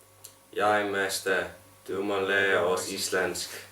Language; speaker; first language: Danish; non-native, learner; Icelandic